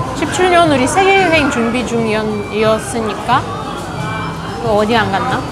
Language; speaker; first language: Korean; non-native, fluent; Russian